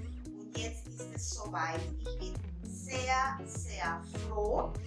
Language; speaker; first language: German; non-native, fluent; Spanish